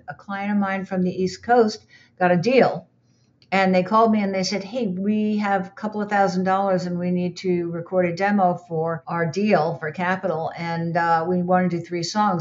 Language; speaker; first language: English; native; English